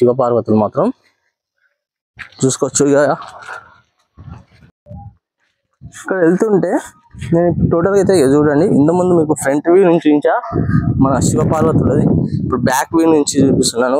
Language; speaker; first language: Telugu; native; Telugu